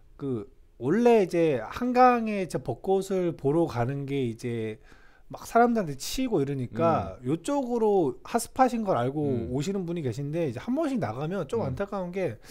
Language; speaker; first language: Korean; native; Korean